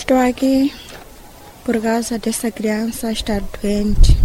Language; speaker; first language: Portuguese; non-native, local second language; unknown